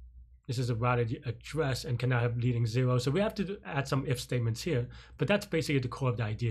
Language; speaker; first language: English; native; English